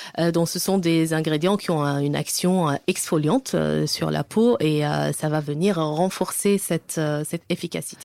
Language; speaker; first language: French; non-native, fluent; Arabic